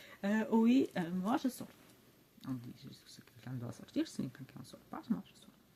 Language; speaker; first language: French; non-native, learner; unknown